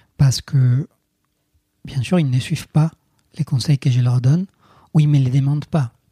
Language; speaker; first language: French; non-native, fluent; Spanish